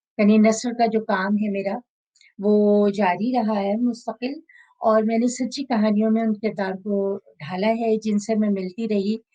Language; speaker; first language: Urdu; native; Urdu